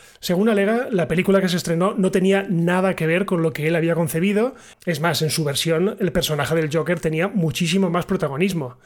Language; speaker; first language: Spanish; native; Spanish